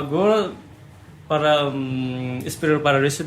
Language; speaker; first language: Portuguese; non-native, learner; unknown